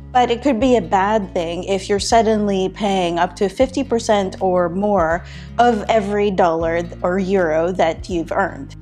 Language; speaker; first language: English; non-native, local second language; Filipino